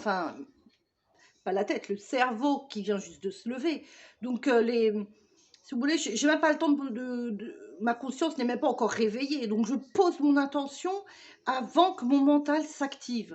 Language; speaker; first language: French; native; French